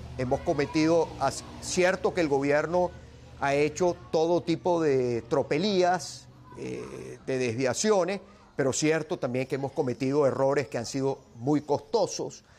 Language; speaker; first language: Spanish; native; Spanish